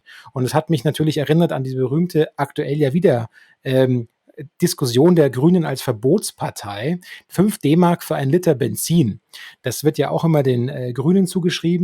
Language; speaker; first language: German; native; German